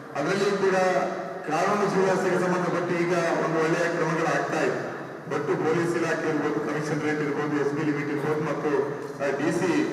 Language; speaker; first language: Kannada; non-native, local second language; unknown